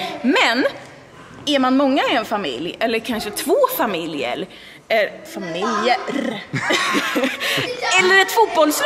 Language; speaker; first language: Swedish; native; Swedish